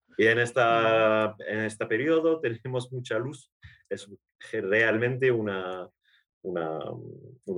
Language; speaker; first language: Spanish; non-native, learner; French